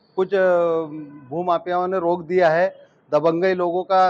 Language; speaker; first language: Hindi; native; Hindi